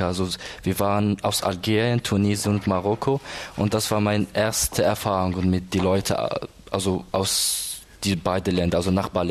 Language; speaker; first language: German; non-native, learner; Arabic